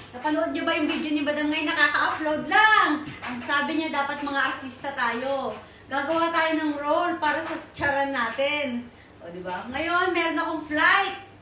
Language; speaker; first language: Filipino; native; Filipino